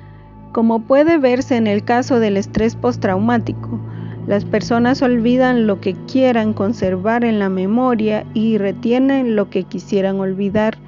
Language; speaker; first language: Spanish; native; Spanish